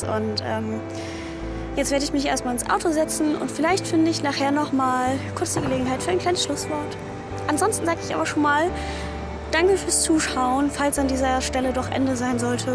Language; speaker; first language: German; native; German